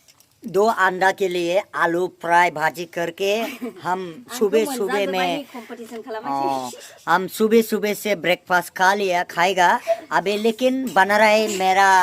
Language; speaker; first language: Hindi; non-native, local second language; Bodo